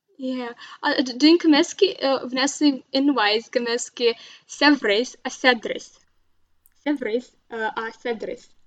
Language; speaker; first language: Welsh; non-native, fluent; Russian